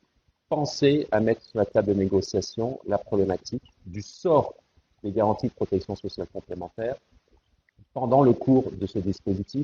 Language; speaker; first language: French; native; French